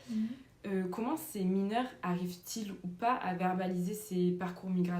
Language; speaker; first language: French; native; French